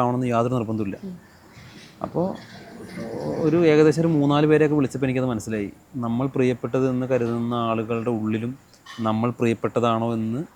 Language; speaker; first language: Malayalam; native; Malayalam